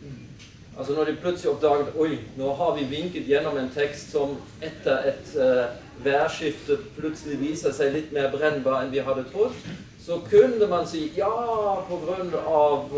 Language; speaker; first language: Norwegian; non-native, fluent; German